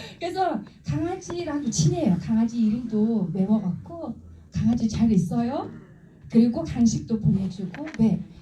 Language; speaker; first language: Korean; non-native, fluent; Mongolian